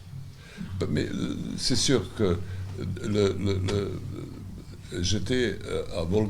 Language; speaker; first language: French; non-native, learner; Serbian